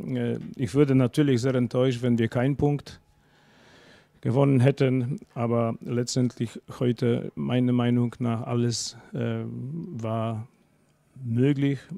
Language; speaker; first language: German; non-native, fluent; Polish